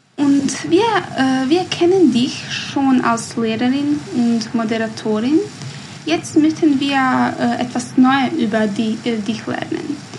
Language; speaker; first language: German; non-native, learner; Bosnian